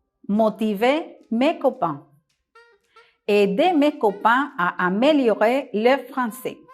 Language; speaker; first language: French; non-native, fluent; Spanish